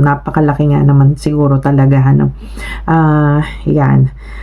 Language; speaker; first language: Filipino; native; Filipino